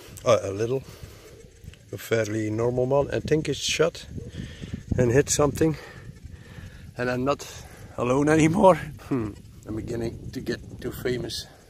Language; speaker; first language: English; non-native, fluent; Dutch